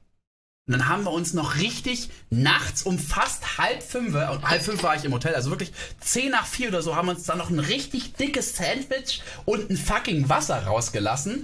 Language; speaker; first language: German; native; German